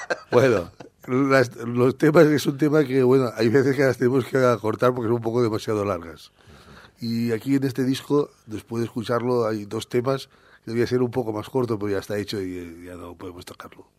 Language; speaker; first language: Spanish; native; Spanish